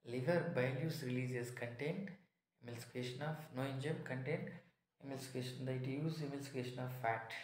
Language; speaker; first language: English; non-native, local second language; Telugu